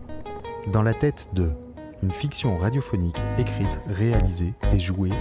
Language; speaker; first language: French; native; French